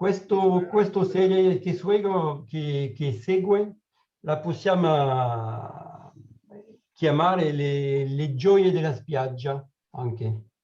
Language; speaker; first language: Italian; non-native, learner; French